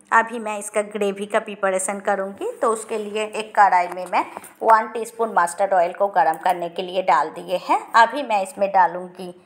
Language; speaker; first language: Hindi; non-native, local second language; Bangla